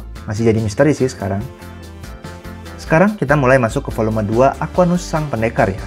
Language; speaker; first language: Indonesian; native; Indonesian